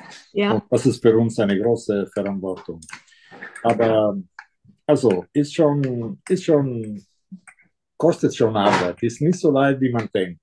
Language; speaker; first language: German; non-native, fluent; Italian